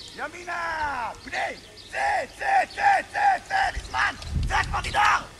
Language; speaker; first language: Hebrew; native; Hebrew